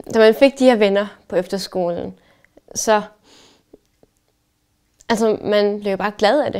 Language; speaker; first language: Danish; early bilingual, heritage; Danish